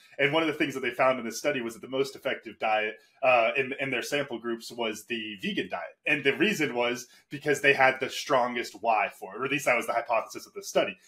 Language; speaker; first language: English; native; English